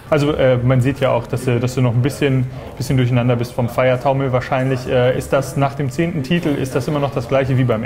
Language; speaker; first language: German; native; German